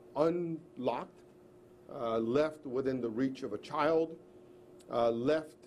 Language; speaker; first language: English; early bilingual, other home language; Spanish